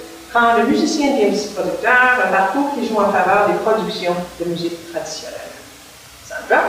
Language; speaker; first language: French; non-native, fluent; English